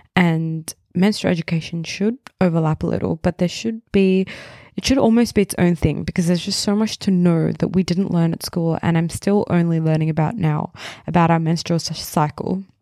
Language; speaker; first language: English; early bilingual, other home language; Hindi